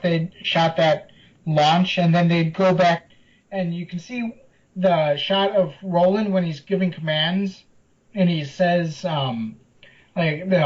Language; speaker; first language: English; native; English